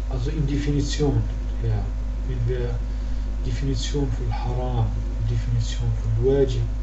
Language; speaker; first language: German; non-native, learner; Arabic